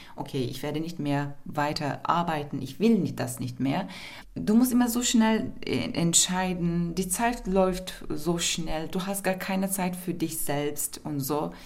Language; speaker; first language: German; non-native, fluent; Turkish